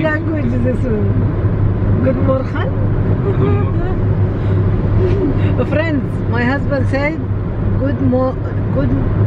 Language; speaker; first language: English; non-native, learner; Arabic